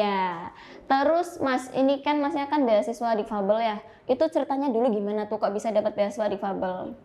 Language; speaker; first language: Indonesian; native; Indonesian